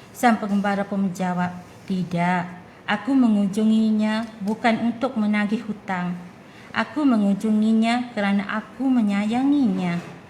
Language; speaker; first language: Malay; native; Malay